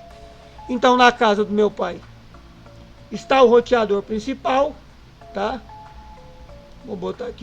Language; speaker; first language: Portuguese; native; Portuguese